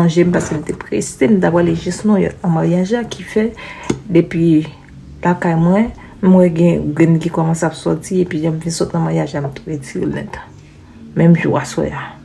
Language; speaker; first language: French; non-native, learner; Haitian Creole